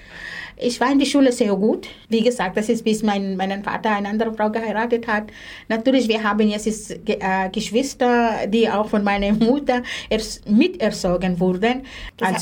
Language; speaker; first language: German; non-native, fluent; Arabic